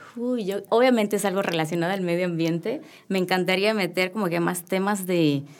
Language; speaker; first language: Spanish; native; Spanish